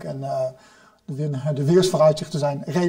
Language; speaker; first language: Dutch; native; Dutch